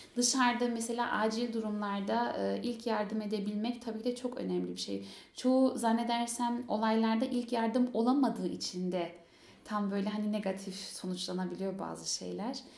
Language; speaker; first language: Turkish; early bilingual, heritage; Turkish